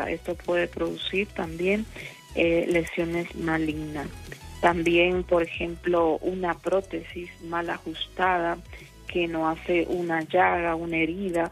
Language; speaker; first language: Spanish; native; Spanish